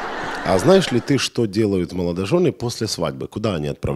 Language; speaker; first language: Russian; native; Russian